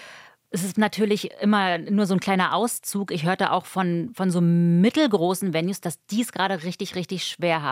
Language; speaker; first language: German; native; German